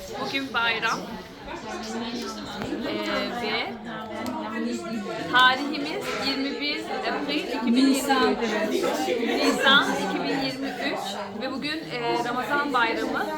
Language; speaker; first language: Turkish; early bilingual, heritage; Turkish